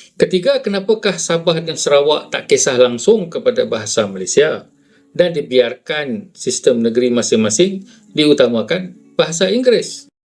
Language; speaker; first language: Malay; native; Malay